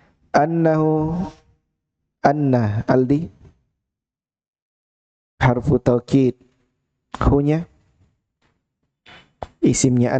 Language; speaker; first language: Arabic; non-native, fluent; Indonesian